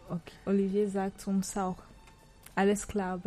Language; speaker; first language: German; non-native, learner; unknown